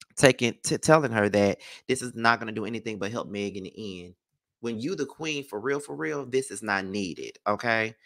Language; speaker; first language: English; native; English